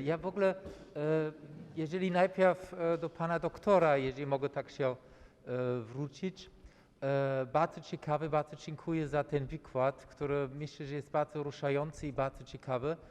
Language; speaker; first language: Polish; non-native, fluent; German